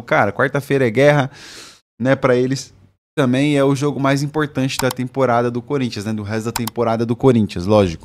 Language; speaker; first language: Portuguese; native; Portuguese